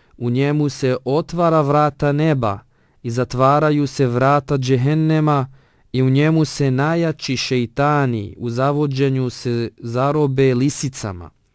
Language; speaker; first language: Bosnian; non-native, fluent; Arabic